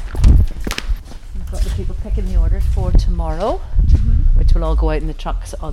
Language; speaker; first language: English; native; English